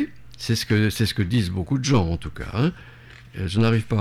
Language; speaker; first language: French; native; French